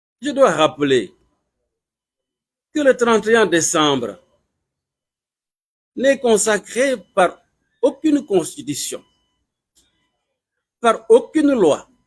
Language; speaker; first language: French; non-native, local second language; Wolof